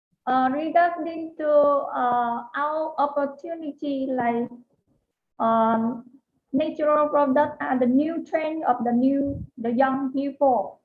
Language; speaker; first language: English; non-native, learner; Vietnamese